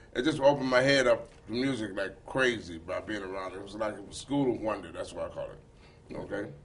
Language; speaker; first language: English; native; English